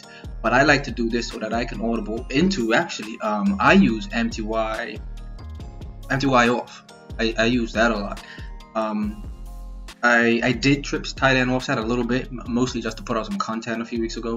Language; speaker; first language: English; native; English